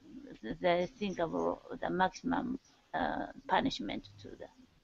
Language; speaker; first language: English; non-native, learner; Japanese